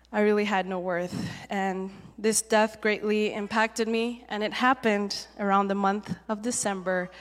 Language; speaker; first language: English; native; English